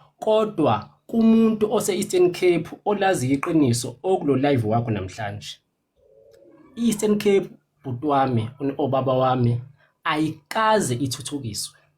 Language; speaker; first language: Zulu; non-native, local second language; Xhosa